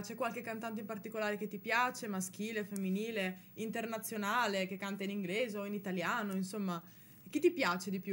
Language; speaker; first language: Italian; native; Italian